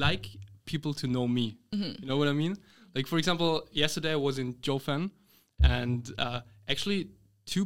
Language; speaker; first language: English; non-native, fluent; German